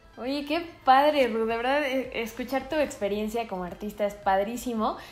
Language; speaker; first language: Spanish; native; Spanish